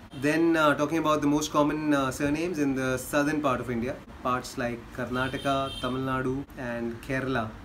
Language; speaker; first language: English; non-native, local second language; Hindi